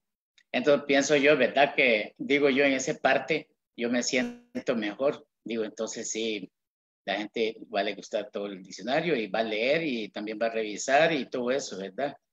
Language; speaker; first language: Spanish; non-native, local second language; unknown